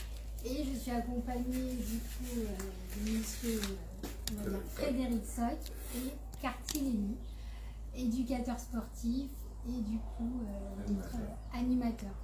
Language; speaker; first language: French; native; French